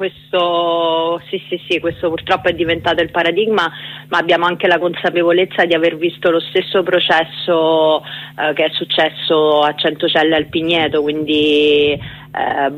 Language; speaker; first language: Italian; native; Italian